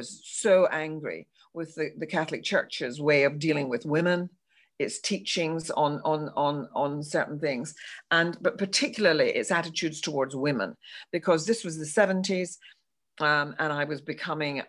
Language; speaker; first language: English; native; English